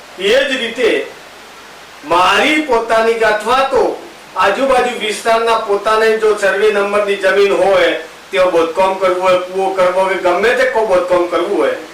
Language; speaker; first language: Gujarati; non-native, local second language; Bhili